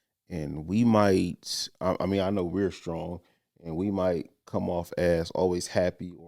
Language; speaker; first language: English; native; English